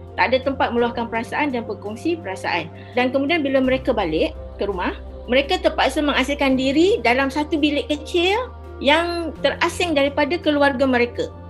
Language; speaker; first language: Malay; native; Malay